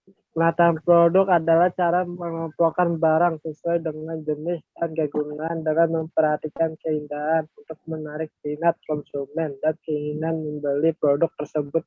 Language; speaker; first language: Indonesian; native; Indonesian